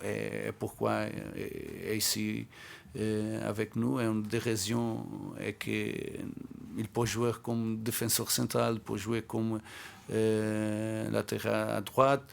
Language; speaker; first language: French; non-native, fluent; Portuguese